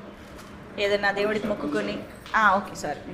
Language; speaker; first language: Telugu; native; Telugu